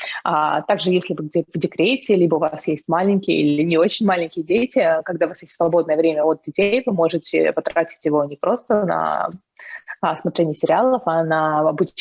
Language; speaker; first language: Russian; native; Russian